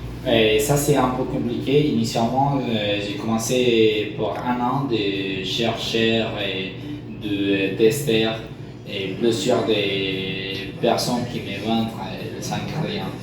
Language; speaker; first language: French; non-native, learner; Spanish